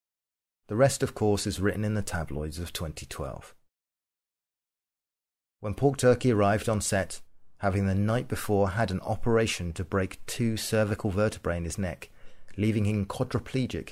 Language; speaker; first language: English; native; English